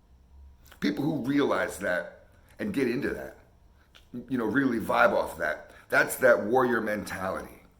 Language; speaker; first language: English; native; English